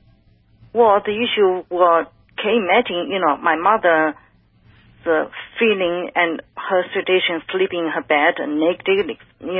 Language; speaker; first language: English; non-native, fluent; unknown